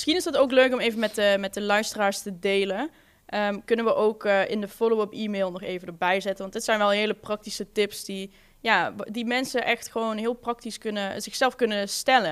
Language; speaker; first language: Dutch; native; Dutch